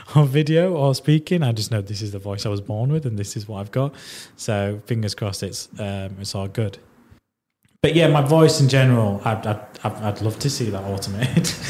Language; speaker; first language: English; native; English